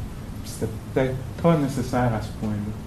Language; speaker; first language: French; native; French